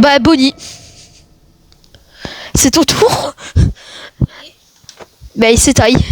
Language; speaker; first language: French; native; French